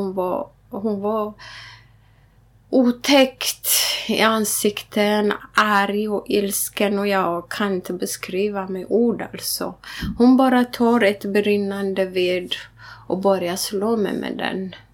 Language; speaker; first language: Swedish; non-native, fluent; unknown